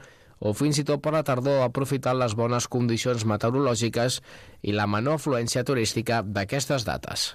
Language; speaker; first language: Catalan; native; Catalan